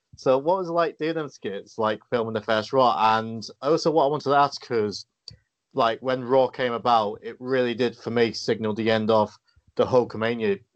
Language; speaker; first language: English; native; English